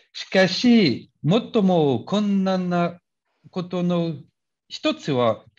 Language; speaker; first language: Japanese; non-native, learner; French